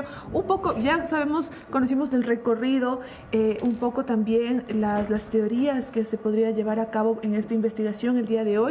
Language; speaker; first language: Spanish; native; Spanish